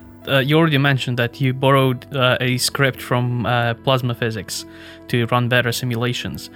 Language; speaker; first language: English; non-native, fluent; Russian